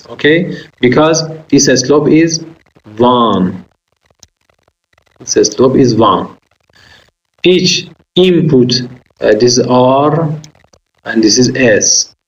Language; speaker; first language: English; non-native, fluent; Persian